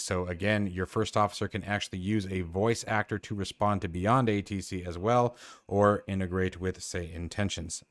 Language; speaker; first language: English; native; English